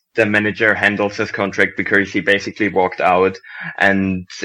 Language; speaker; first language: English; non-native, fluent; German